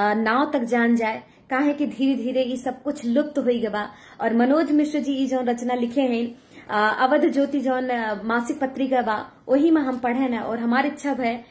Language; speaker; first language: Hindi; native; Hindi